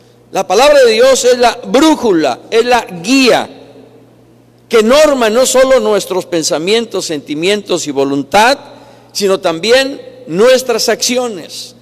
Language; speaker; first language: Spanish; native; Spanish